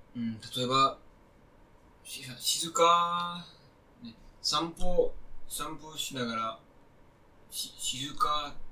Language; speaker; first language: Japanese; non-native, fluent; French